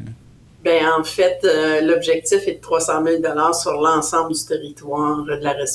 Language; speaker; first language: French; native; French